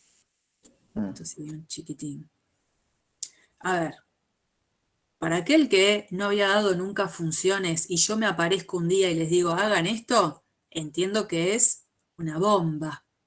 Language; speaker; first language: Spanish; native; Spanish